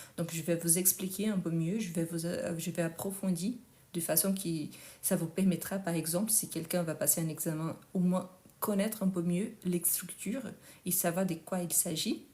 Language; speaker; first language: French; non-native, fluent; Portuguese